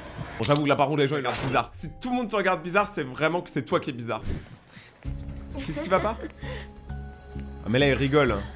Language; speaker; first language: French; native; French